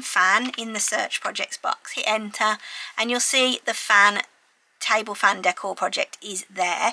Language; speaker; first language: English; native; English